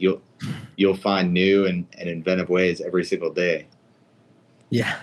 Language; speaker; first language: English; native; English